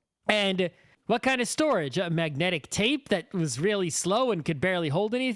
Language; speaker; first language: English; native; English